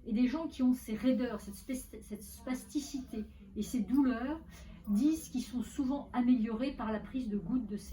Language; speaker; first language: French; native; French